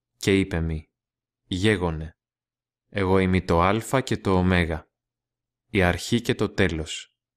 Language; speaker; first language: Greek; non-native, learner; Russian